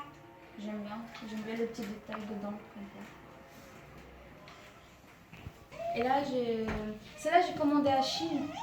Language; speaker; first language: French; non-native, fluent; Arabic